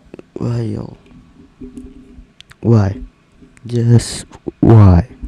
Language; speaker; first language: English; non-native, learner; Indonesian